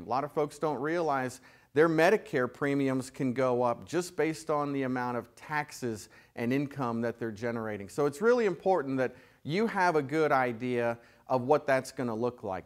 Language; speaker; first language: English; native; English